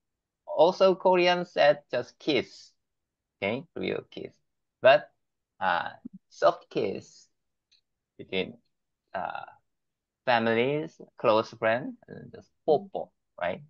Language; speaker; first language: English; non-native, learner; Korean